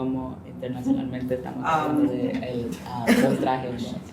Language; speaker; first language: Spanish; early bilingual, heritage; Spanish